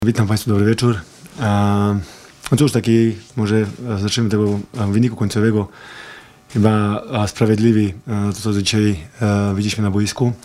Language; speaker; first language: Polish; non-native, fluent; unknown